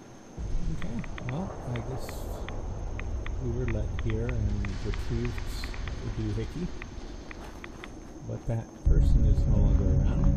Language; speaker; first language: English; native; English